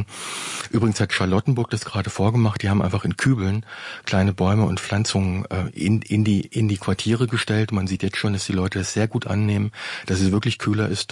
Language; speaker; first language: German; native; German